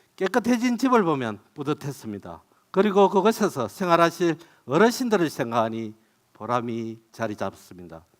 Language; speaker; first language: Korean; native; Korean